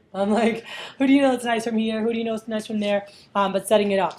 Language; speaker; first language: English; early bilingual, other home language; Spanish